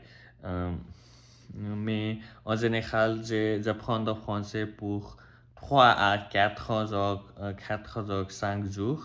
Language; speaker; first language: French; non-native, learner; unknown